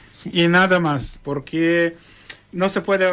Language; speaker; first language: Spanish; non-native, learner; Ukrainian